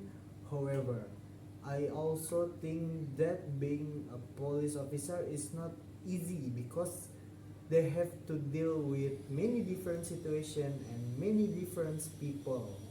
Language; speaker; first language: English; non-native, fluent; Indonesian